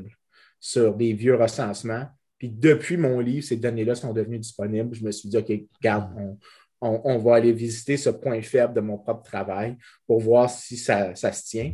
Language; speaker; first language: French; native; French